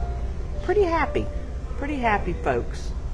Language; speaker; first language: English; native; English